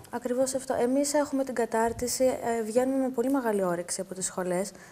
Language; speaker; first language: Greek; native; Greek